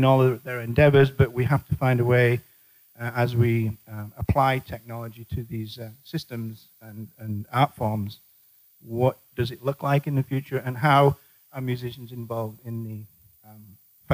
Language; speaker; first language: English; native; English